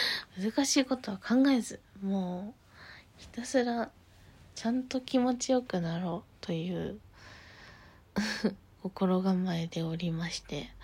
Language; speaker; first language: Japanese; native; Japanese